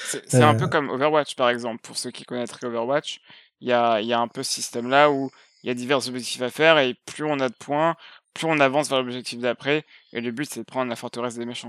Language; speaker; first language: French; native; French